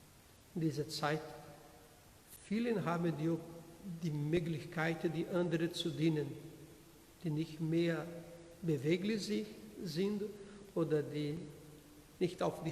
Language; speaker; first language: German; non-native, learner; Portuguese